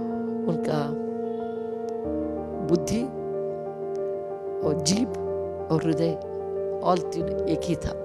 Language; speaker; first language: Hindi; non-native, local second language; Kannada